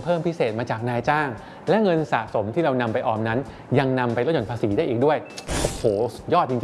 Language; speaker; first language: Thai; native; Thai